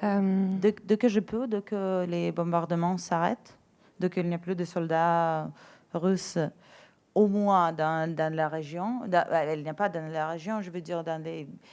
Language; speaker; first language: French; non-native, fluent; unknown